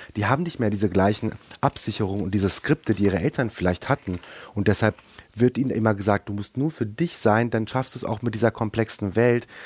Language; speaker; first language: German; early bilingual, other home language; Turkish